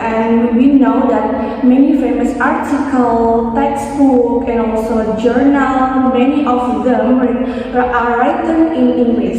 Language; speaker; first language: English; non-native, fluent; Indonesian